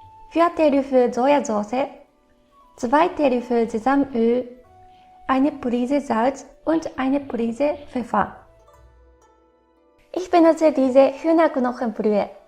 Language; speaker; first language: German; non-native, fluent; Japanese